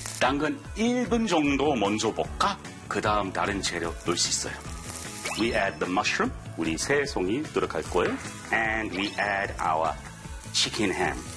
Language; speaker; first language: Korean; non-native, fluent; English